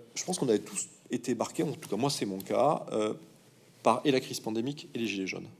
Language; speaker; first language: French; native; French